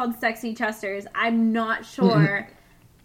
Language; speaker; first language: English; early bilingual, other home language; Spanish